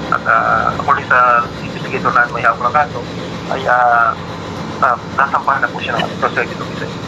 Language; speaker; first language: Filipino; non-native, local second language; Pangasinan